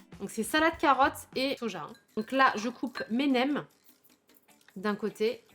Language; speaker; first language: French; native; French